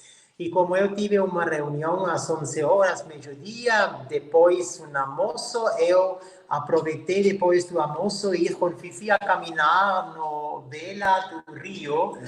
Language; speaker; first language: Portuguese; non-native, learner; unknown